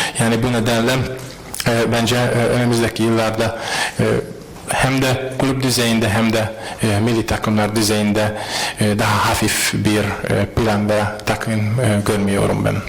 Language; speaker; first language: Turkish; non-native, fluent; Hungarian